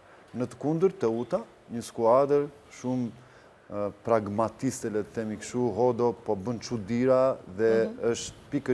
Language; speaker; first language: Albanian; native; Albanian